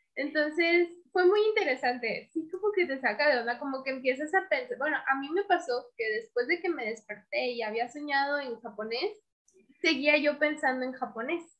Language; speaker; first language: Spanish; native; Spanish